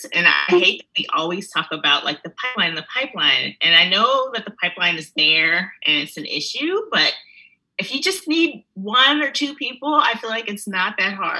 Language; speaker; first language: English; native; English